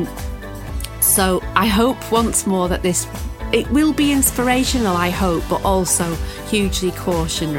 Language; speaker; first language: English; native; English